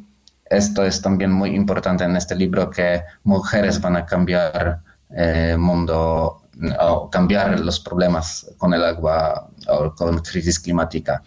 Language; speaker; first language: Spanish; non-native, learner; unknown